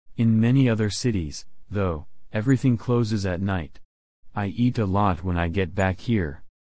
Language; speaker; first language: English; non-native, local second language; Cantonese